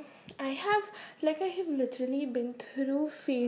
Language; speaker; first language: English; non-native, local second language; Hindi